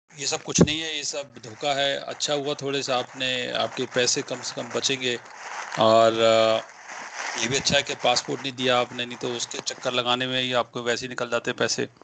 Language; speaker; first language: Hindi; native; Hindi